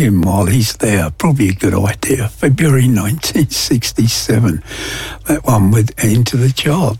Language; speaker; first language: English; native; English